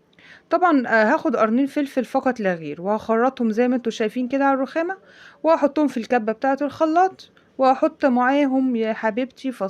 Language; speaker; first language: Arabic; native; Arabic